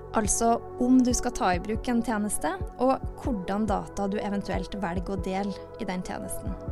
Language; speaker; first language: Norwegian; native; Norwegian